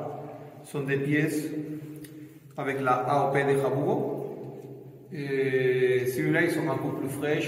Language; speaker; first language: French; non-native, fluent; Spanish